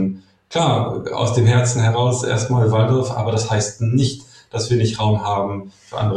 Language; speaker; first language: German; native; German